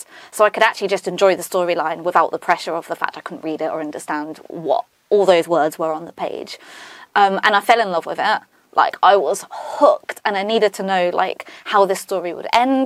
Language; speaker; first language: English; native; English